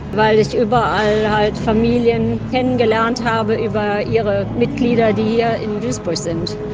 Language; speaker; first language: German; native; German